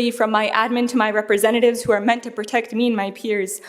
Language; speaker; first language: English; early bilingual, other home language; Arabic